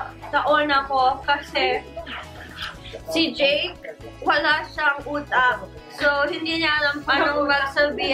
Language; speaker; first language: Filipino; early bilingual, heritage; English